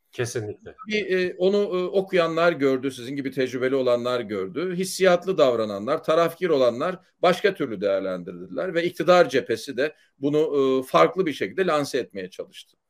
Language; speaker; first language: Turkish; native; Turkish